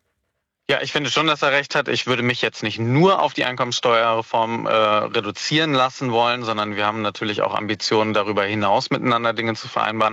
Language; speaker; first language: German; native; German